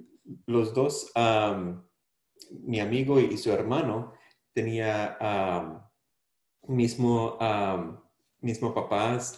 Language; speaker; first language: Spanish; non-native, fluent; English